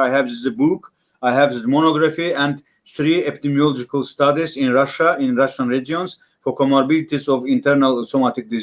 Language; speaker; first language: English; non-native, learner; Russian